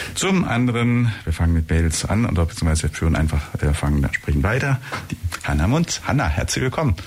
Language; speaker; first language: German; native; German